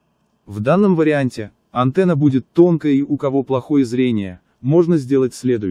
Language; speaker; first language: Russian; native; Russian